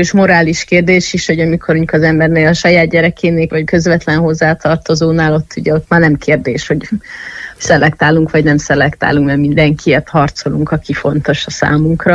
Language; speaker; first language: Hungarian; native; Hungarian